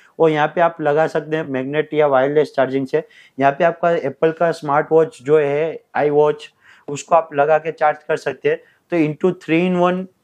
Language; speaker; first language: Hindi; non-native, local second language; Telugu